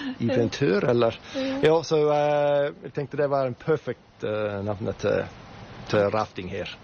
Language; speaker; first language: Norwegian; non-native, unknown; English